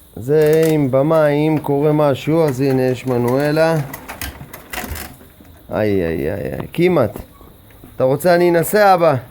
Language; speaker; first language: Hebrew; native; Hebrew